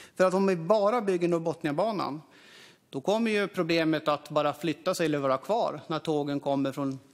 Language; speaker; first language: Swedish; native; Swedish